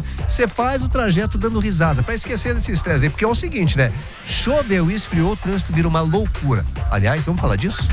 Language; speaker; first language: Portuguese; native; Portuguese